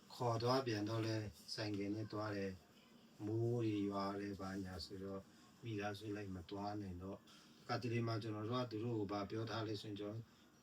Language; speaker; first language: Burmese; non-native, local second language; Tedim Chin